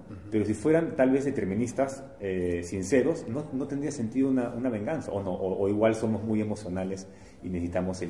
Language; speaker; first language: Spanish; native; Spanish